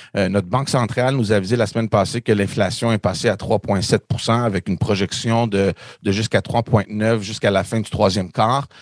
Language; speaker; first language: French; native; French